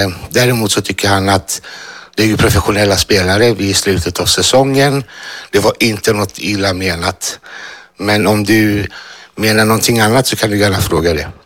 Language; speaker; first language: Swedish; non-native, fluent; Greek